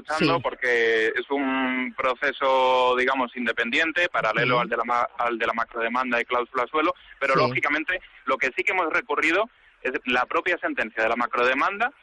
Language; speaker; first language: Spanish; native; Spanish